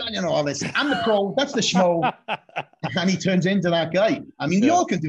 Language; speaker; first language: English; native; English